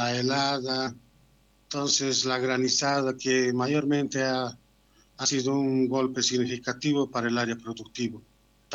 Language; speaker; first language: Spanish; native; Spanish